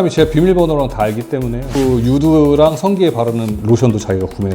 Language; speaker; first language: Korean; native; Korean